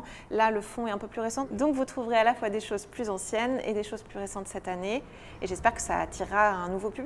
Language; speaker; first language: French; native; French